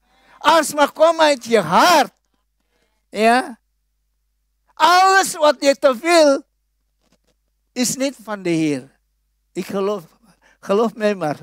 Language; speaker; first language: Dutch; non-native, fluent; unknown